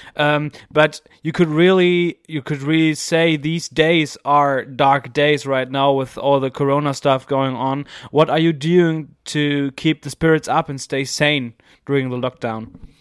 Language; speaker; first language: English; non-native, fluent; German